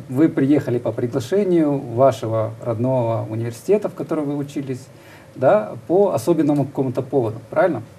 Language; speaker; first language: Russian; native; Russian